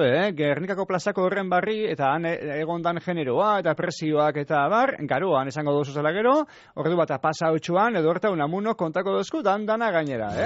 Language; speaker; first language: Basque; native; Basque